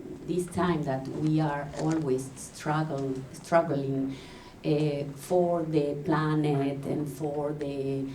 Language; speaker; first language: English; non-native, learner; Spanish